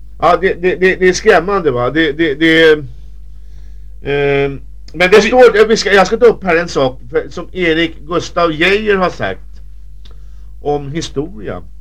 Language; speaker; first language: Swedish; native; Swedish